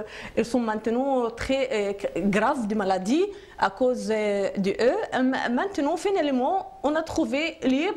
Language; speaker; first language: French; non-native, learner; Arabic